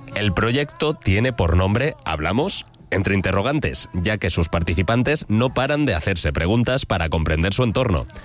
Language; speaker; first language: Spanish; native; Spanish